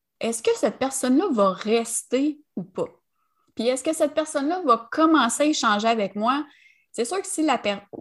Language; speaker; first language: French; native; French